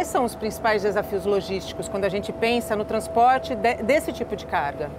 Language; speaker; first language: Portuguese; native; Portuguese